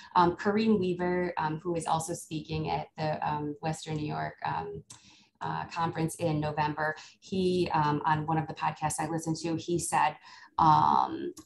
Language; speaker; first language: English; native; English